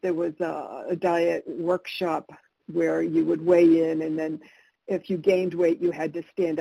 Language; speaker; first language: English; early bilingual, other home language; Italian